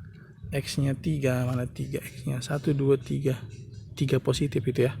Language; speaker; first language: Indonesian; native; Indonesian